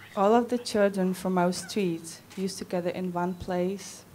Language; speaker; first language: English; non-native, learner; Czech